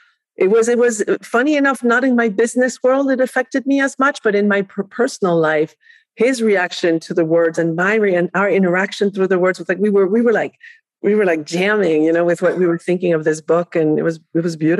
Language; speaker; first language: English; non-native, fluent; Spanish